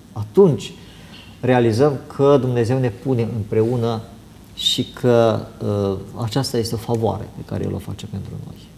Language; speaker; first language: Romanian; native; Romanian